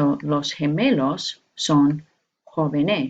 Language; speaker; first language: Spanish; non-native, fluent; English